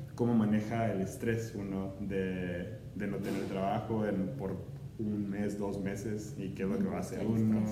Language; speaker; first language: Spanish; native; Spanish